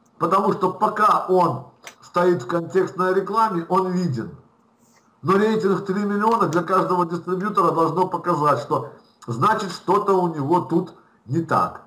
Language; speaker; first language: Russian; native; Russian